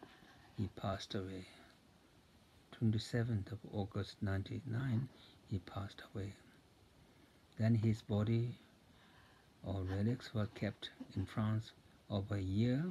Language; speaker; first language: English; non-native, fluent; Tibetan